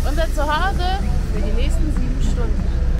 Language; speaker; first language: German; native; German